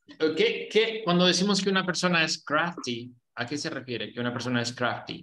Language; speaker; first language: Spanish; native; Spanish